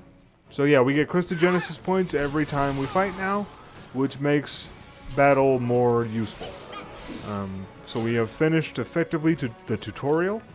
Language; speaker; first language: English; native; English